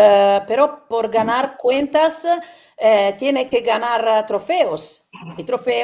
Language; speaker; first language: Spanish; non-native, learner; Italian